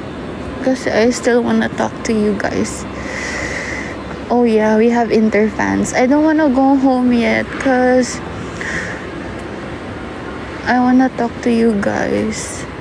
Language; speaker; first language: English; non-native, local second language; Filipino